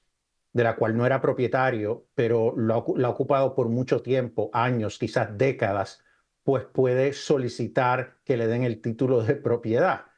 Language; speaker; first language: Spanish; native; Spanish